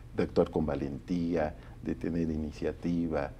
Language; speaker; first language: Spanish; native; Spanish